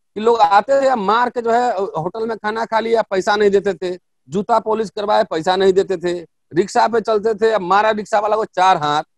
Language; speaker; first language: Hindi; native; Hindi